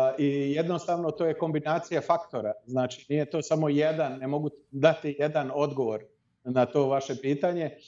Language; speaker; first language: Serbian; early bilingual, heritage; Serbian